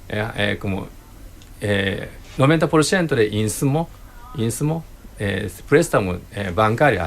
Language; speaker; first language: Spanish; non-native, learner; Japanese